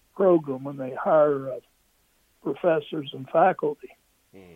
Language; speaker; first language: English; native; English